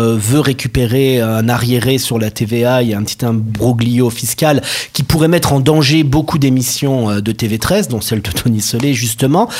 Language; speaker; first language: French; native; French